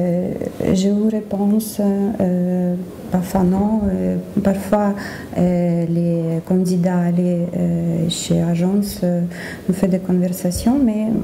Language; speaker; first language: French; non-native, learner; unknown